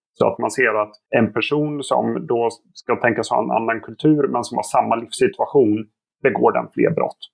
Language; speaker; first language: Swedish; native; Swedish